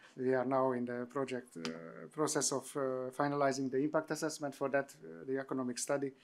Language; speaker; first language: English; non-native, fluent; Hungarian